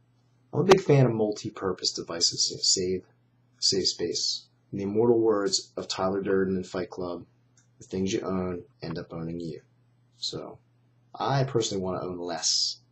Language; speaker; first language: English; native; English